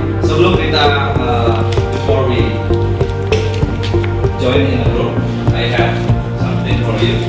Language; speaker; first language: English; non-native, fluent; Indonesian